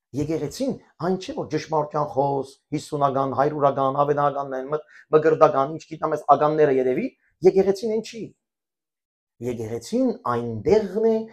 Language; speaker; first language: Armenian; early bilingual, heritage; Armenian